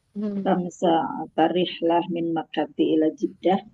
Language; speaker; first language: Arabic; non-native, learner; Indonesian